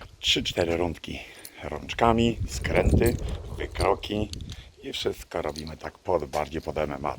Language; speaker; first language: Polish; native; Polish